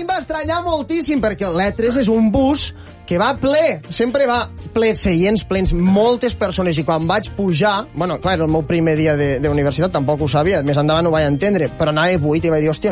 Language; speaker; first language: Catalan; native; Catalan